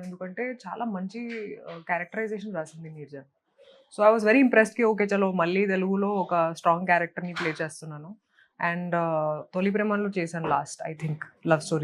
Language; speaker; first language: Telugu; non-native, local second language; Hindi